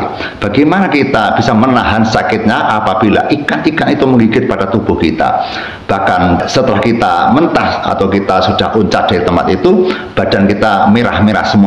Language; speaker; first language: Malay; non-native, local second language; Javanese